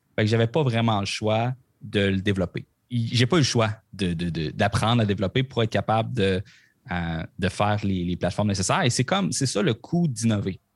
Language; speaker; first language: French; native; French